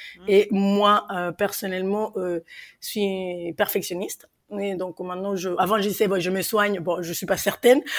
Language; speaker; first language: French; non-native, fluent; Spanish